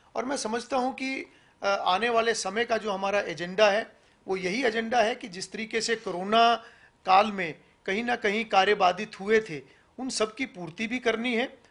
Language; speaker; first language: Hindi; native; Hindi